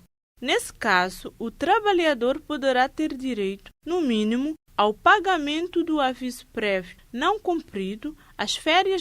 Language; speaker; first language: Portuguese; non-native, local second language; Kabuverdianu